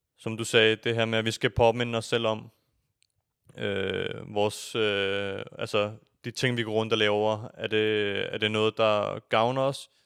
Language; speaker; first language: Danish; early bilingual, other home language; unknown